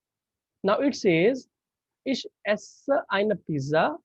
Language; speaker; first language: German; non-native, fluent; Hindi